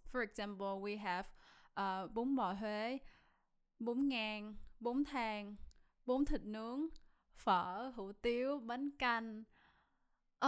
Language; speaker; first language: English; non-native, fluent; Vietnamese